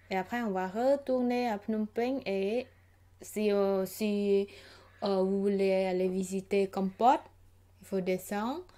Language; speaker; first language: French; non-native, learner; Khmer